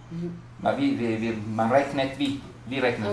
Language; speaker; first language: German; non-native, learner; Spanish